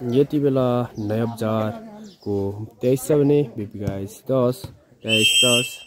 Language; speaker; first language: Nepali; native; Nepali